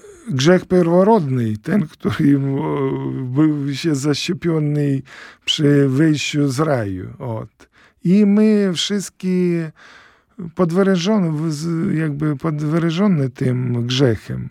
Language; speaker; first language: Polish; non-native, fluent; Ukrainian